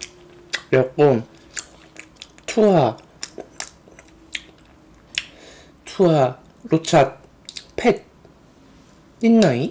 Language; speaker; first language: Thai; non-native, learner; Korean